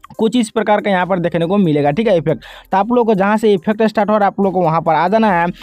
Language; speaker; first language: Hindi; native; Hindi